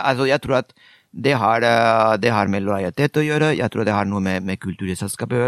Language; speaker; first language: Norwegian; non-native, fluent; Spanish